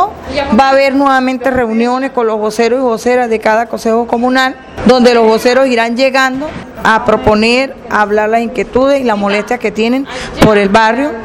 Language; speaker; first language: Spanish; native; Spanish